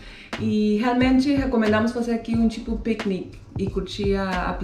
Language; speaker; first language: Portuguese; non-native, fluent; Spanish